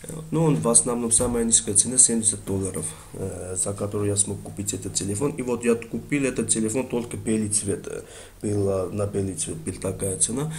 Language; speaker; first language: Russian; non-native, fluent; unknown